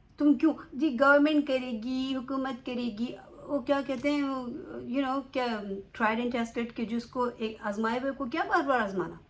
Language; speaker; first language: Urdu; native; Urdu